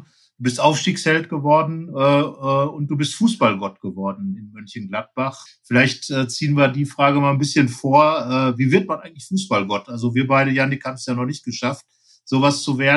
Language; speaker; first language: German; native; German